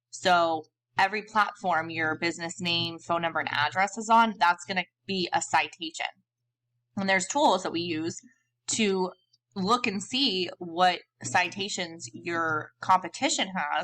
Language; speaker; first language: English; native; English